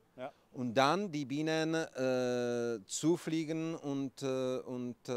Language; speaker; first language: German; non-native, learner; Czech